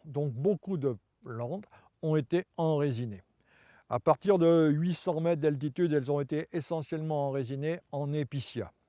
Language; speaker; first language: French; native; French